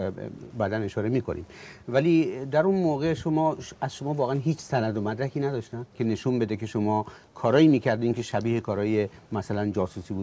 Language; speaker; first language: Persian; native; Persian